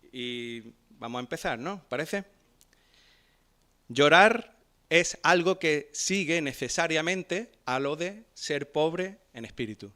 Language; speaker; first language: Spanish; native; Spanish